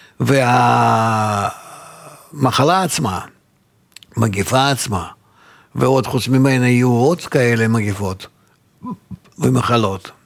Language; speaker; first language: Hebrew; non-native, fluent; Russian